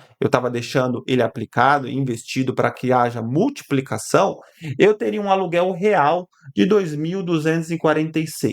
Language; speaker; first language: Portuguese; native; Portuguese